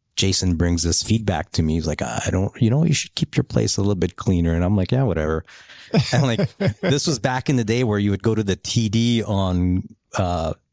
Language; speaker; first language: English; early bilingual, other home language; Polish